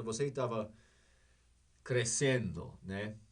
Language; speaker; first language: Portuguese; non-native, learner; English